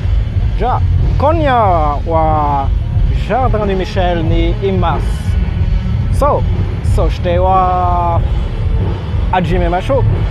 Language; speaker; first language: Japanese; non-native, learner; French